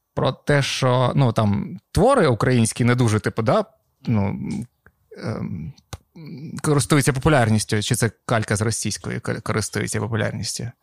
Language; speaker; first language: Ukrainian; non-native, local second language; Russian